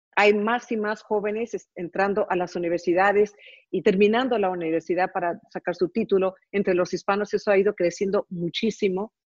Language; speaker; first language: Spanish; early bilingual, heritage; Spanish